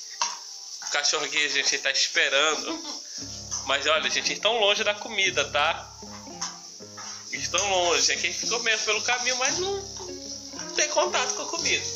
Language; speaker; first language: Portuguese; native; Portuguese